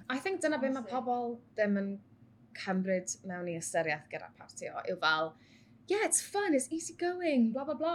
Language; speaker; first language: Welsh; native; Welsh